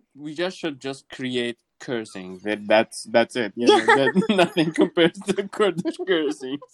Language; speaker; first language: English; non-native, fluent; Kurdish